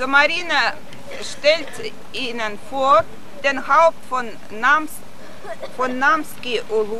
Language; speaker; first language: German; non-native, fluent; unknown